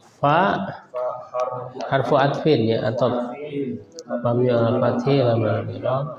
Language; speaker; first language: Arabic; non-native, fluent; Indonesian